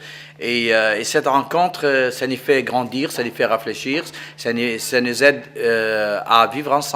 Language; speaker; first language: French; non-native, fluent; Arabic